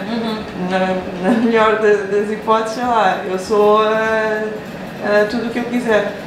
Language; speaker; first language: Portuguese; non-native, local second language; Kabuverdianu